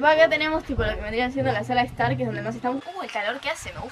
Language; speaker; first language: Spanish; native; Spanish